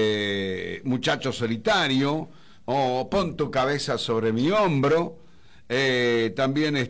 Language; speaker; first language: Spanish; native; Spanish